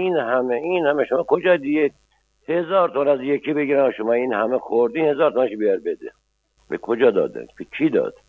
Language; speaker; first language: Persian; non-native, local second language; Azerbaijani